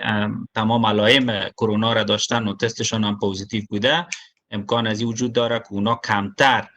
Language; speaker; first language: Persian; native; Persian